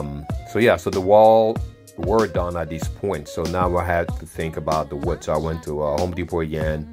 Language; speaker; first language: English; non-native, fluent; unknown